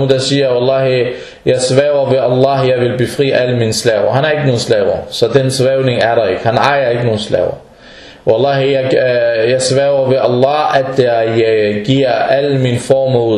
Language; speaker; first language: Danish; non-native, fluent; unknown